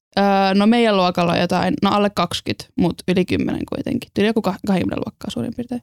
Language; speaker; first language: Finnish; early bilingual, other home language; Estonian